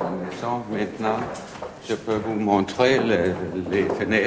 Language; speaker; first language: French; non-native, learner; Danish